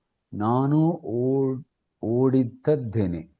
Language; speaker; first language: Kannada; non-native, learner; Tamil